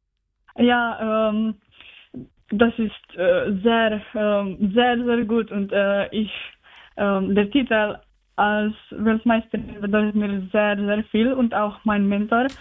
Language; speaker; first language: German; non-native, learner; Slovenian